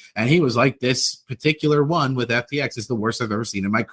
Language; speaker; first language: English; native; English